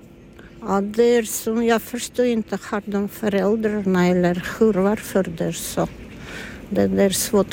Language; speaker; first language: Swedish; non-native, fluent; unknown